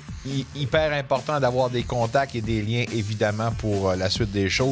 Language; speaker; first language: French; native; French